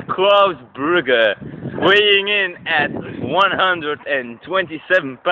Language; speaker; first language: English; non-native, learner; Dutch